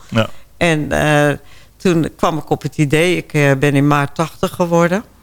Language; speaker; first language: Dutch; native; Dutch